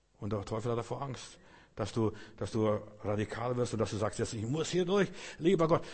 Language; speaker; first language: German; non-native, fluent; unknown